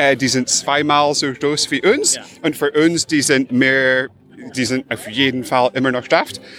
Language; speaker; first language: German; non-native, fluent; English